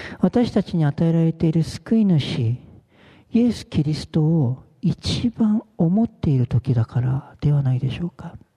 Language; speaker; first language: Japanese; non-native, fluent; Korean